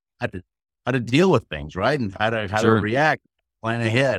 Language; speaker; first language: English; early bilingual, other home language; Spanish